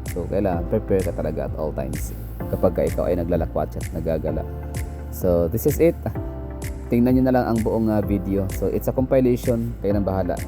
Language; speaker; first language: Filipino; non-native, local second language; Cebuano